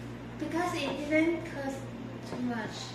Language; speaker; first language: English; non-native, learner; Chinese